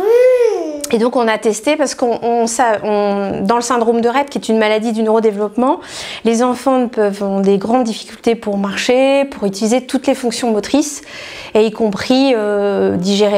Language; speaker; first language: French; native; French